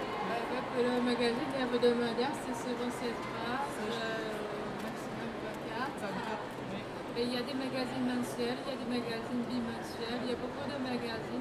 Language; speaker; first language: French; non-native, fluent; Japanese